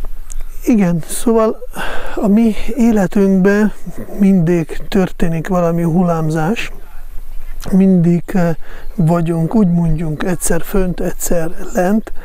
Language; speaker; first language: Hungarian; non-native, fluent; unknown